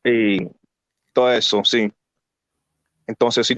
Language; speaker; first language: Spanish; early bilingual, heritage; English